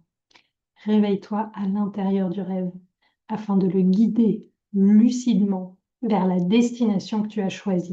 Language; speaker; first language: French; native; French